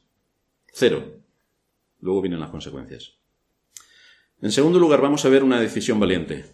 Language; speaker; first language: Spanish; native; Spanish